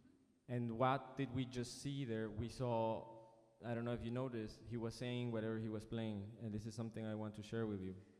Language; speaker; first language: English; non-native, fluent; Spanish